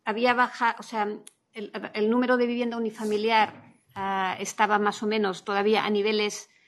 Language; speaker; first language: Spanish; non-native, local second language; Catalan